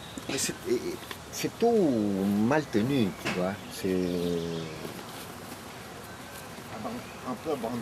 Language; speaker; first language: French; non-native, learner; Spanish